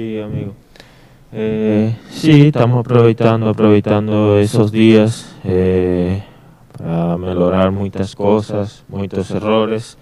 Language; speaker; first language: Portuguese; non-native, learner; Spanish